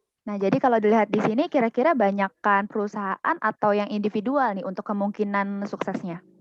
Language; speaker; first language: Indonesian; native; Indonesian